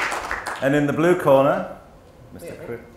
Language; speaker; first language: English; native; English